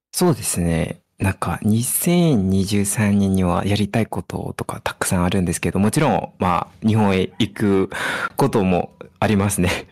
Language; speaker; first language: Japanese; non-native, fluent; Burmese